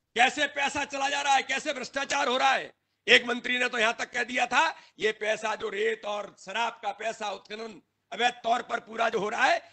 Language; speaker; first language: Hindi; native; Hindi